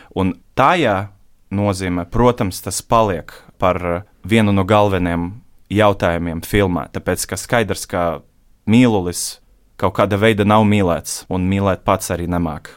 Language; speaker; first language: Latvian; non-native, local second language; Russian